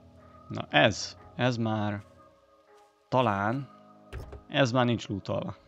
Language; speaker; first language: Hungarian; native; Hungarian